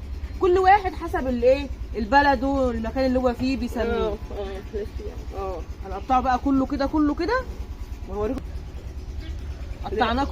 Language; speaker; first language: Arabic; native; Arabic